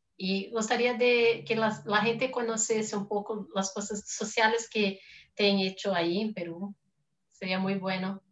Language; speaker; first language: Spanish; non-native, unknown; Portuguese